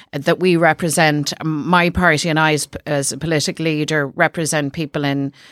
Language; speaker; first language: English; native; English